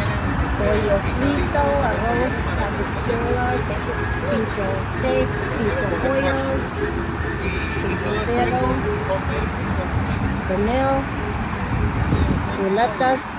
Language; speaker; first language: Spanish; non-native, learner; English